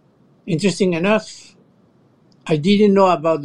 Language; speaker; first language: English; non-native, fluent; French